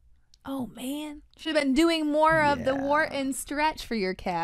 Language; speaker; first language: English; native; English